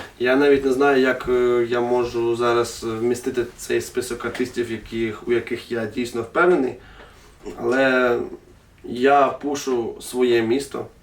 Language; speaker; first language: Ukrainian; non-native, local second language; Russian